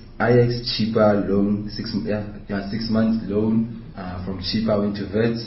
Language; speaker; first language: English; non-native, local second language; Southern Sotho